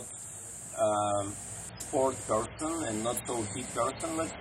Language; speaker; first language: English; non-native, fluent; Russian